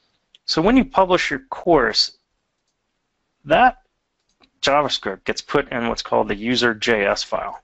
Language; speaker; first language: English; native; English